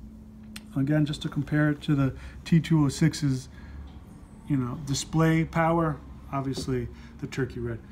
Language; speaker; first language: English; native; English